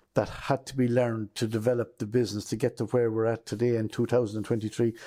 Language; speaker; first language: English; native; English